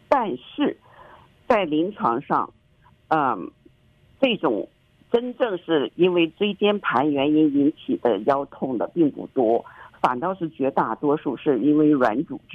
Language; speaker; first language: Chinese; native; Chinese